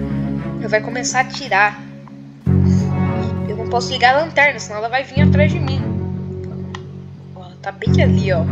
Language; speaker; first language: Portuguese; native; Portuguese